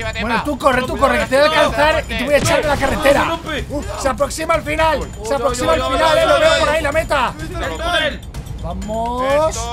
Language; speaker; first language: Spanish; native; Spanish